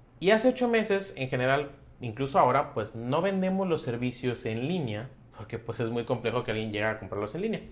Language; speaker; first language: Spanish; native; Spanish